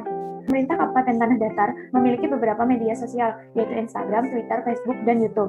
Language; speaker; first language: Indonesian; native; Indonesian